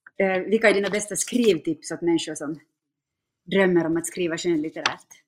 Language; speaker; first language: Swedish; native; Swedish